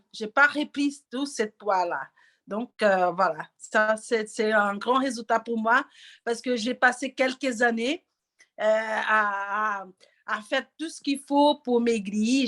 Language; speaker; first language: French; non-native, learner; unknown